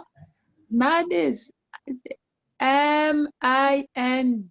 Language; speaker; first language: English; non-native, learner; French